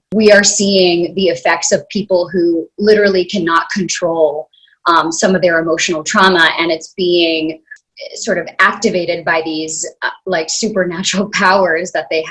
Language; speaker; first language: English; early bilingual, other home language; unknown